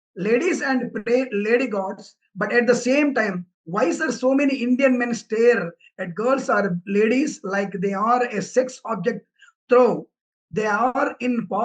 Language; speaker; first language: English; non-native, local second language; Telugu